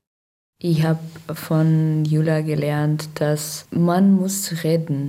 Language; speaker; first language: German; non-native, learner; Russian